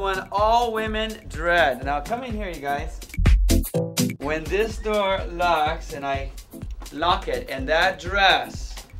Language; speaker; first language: English; early bilingual, other home language; Portuguese